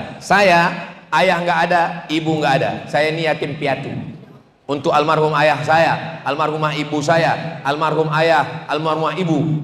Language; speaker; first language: Indonesian; native; Indonesian